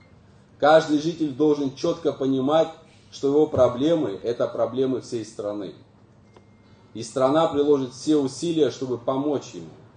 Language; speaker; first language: Russian; native; Russian